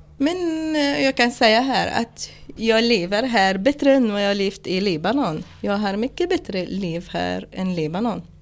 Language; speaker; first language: Swedish; non-native, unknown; Arabic